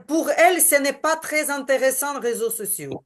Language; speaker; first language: French; non-native, learner; Ukrainian